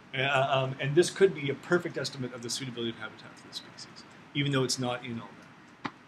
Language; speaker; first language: English; native; English